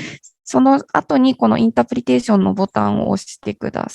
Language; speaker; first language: Japanese; native; Japanese